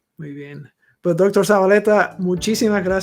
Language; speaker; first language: Spanish; native; Spanish